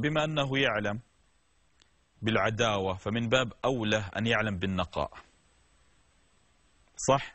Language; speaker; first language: Arabic; native; Arabic